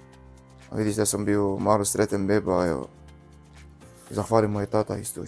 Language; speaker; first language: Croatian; non-native, learner; Arabic